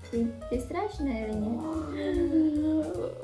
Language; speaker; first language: Russian; non-native, learner; Filipino